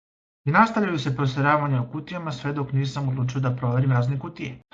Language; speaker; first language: Bosnian; native; Bosnian